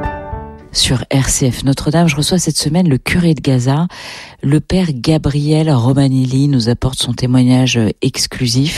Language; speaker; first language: French; native; French